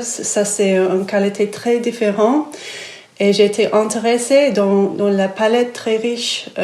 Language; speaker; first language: French; non-native, fluent; English